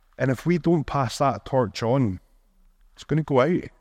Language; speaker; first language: English; native; English